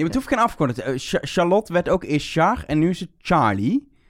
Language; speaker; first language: Dutch; native; Dutch